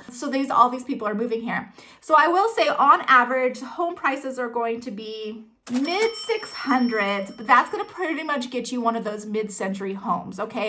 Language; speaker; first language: English; native; English